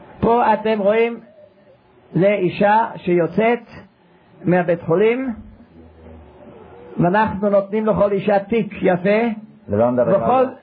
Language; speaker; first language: Hebrew; non-native, fluent; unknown